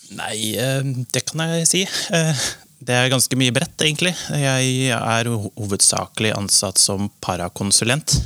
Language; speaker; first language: Norwegian; non-native, fluent; Dutch